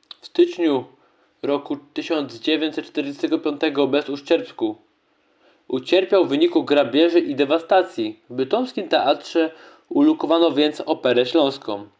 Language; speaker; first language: Polish; native; Polish